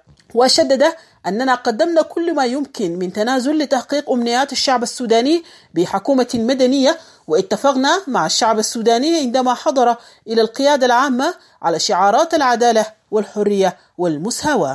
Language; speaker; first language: Arabic; native; Arabic